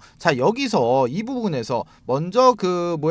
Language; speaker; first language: Korean; native; Korean